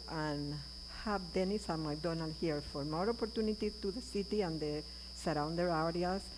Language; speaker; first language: English; non-native, learner; Spanish